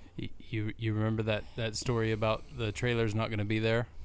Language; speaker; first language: English; native; English